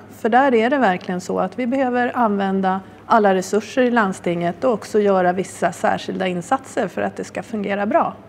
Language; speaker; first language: Swedish; native; Swedish